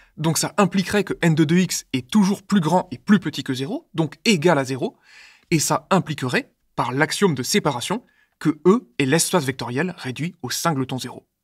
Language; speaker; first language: French; native; French